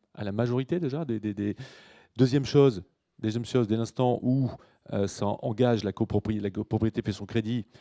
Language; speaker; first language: French; native; French